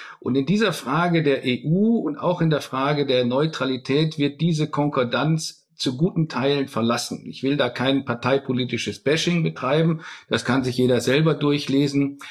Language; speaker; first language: German; native; German